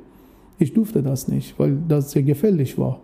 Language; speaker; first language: German; non-native, learner; Persian